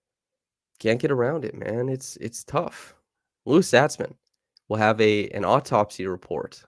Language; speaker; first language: English; native; English